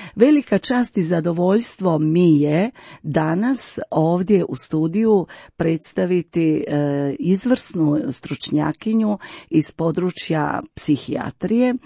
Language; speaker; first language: Croatian; native; Croatian